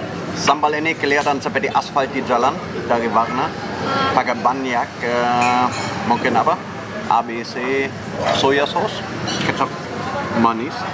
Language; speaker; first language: Indonesian; non-native, fluent; German